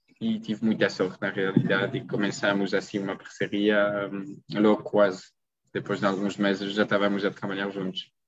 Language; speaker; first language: Portuguese; non-native, fluent; French